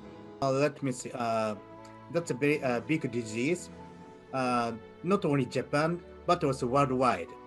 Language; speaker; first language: English; non-native, learner; Japanese